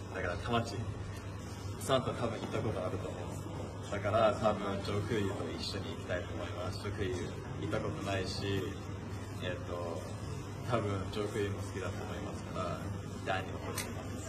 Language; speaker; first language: Japanese; non-native, fluent; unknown